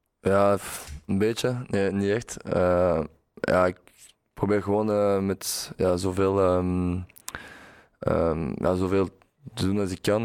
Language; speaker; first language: Dutch; non-native, local second language; French